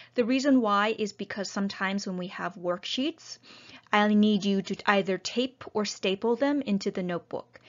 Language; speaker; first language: English; native; English